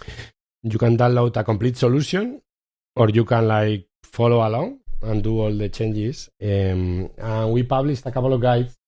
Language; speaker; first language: English; non-native, fluent; Spanish